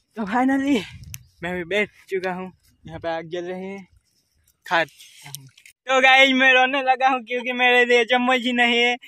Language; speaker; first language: Hindi; non-native, local second language; Gujarati